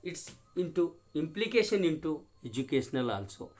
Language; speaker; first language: English; non-native, local second language; Kannada